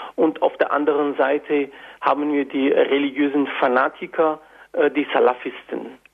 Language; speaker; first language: German; non-native, fluent; Turkish